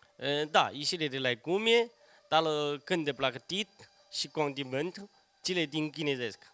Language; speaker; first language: Romanian; non-native, learner; Chinese